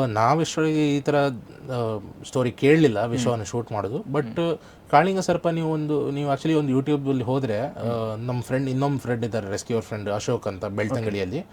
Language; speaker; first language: Kannada; non-native, local second language; Konkani